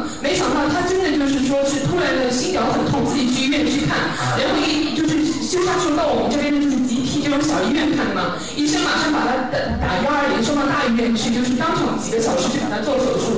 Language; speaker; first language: Chinese; native; Chinese